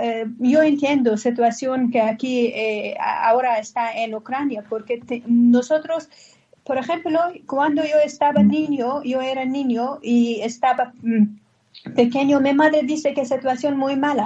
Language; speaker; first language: Spanish; non-native, learner; Persian